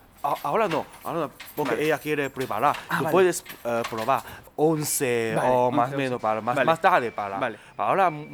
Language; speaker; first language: Spanish; non-native, learner; Chinese